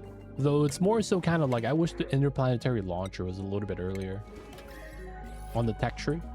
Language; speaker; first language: English; native; English